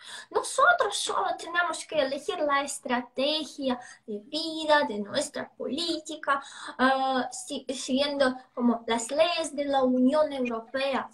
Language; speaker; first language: Spanish; non-native, fluent; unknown